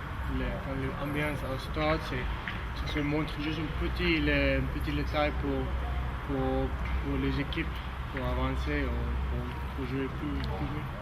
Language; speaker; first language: French; non-native, learner; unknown